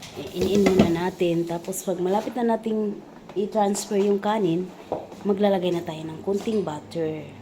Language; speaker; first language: Filipino; non-native, local second language; Cebuano